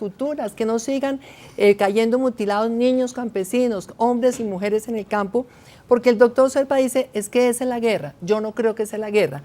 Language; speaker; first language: Spanish; native; Spanish